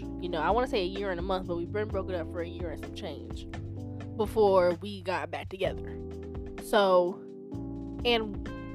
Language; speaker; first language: English; native; English